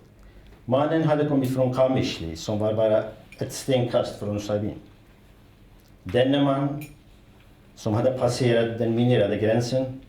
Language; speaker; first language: Swedish; non-native, fluent; Kurdish